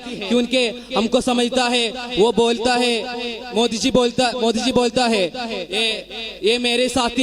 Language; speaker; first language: Hindi; non-native, local second language; Malayalam